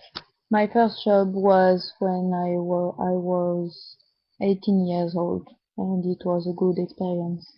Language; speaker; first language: English; non-native, learner; French